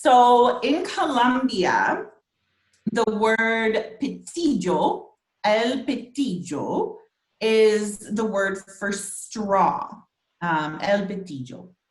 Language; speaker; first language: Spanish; non-native, fluent; English